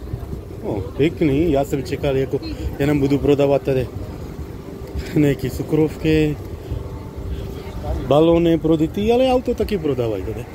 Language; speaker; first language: Czech; non-native, learner; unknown